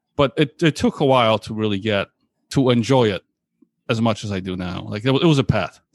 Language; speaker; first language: English; early bilingual, other home language; Polish